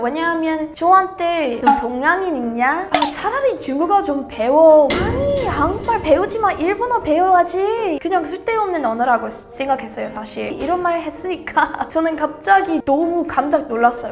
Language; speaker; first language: Korean; non-native, learner; English